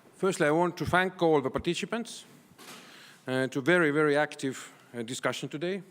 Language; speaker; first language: English; non-native, fluent; Estonian